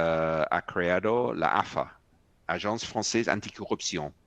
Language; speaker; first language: Spanish; non-native, fluent; English